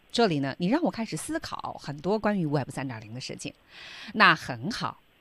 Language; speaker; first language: Chinese; native; Chinese